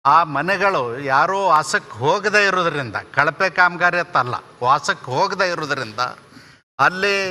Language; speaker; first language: Kannada; native; Kannada